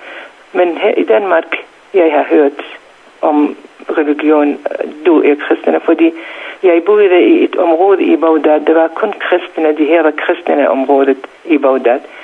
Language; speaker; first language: Danish; non-native, learner; Central Kurdish